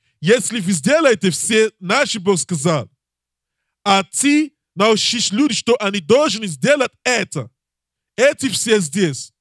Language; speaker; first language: Russian; non-native, learner; English